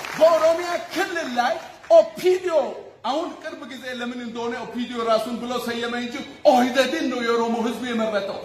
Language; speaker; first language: Amharic; non-native, local second language; Wolaytta